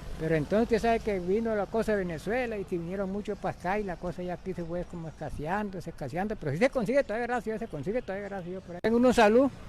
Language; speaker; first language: Spanish; native; Spanish